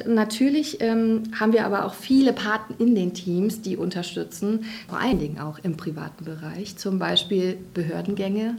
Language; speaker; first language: German; native; German